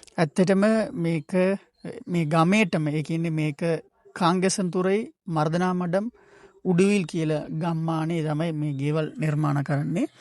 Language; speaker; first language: Sinhala; non-native, local second language; Tamil